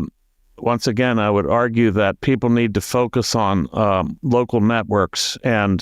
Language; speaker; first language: English; native; English